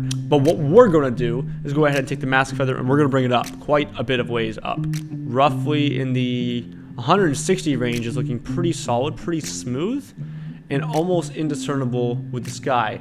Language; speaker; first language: English; native; English